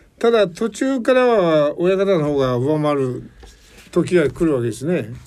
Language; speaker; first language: Japanese; native; Japanese